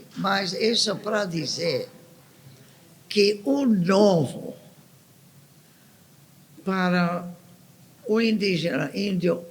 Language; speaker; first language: Portuguese; non-native, fluent; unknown